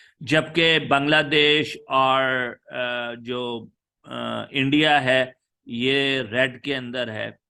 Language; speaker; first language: Urdu; native; Urdu